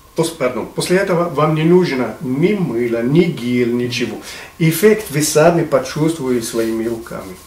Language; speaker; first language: Russian; non-native, fluent; Arabic